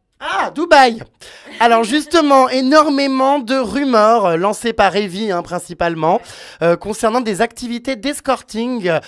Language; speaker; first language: French; native; French